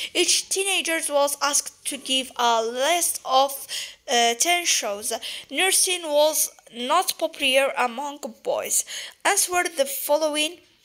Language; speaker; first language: English; non-native, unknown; Arabic